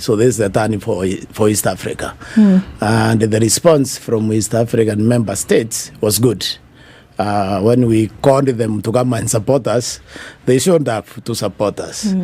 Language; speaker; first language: English; non-native, local second language; Meru